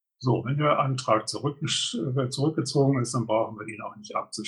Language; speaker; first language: German; native; German